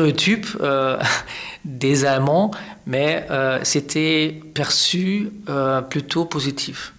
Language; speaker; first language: French; non-native, fluent; German